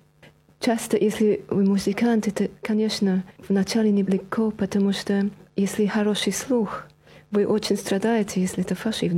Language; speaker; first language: Russian; non-native, fluent; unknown